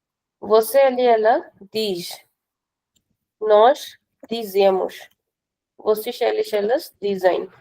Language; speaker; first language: Portuguese; non-native, fluent; Hindi